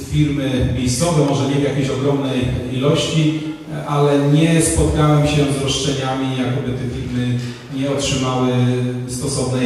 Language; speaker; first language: Polish; native; Polish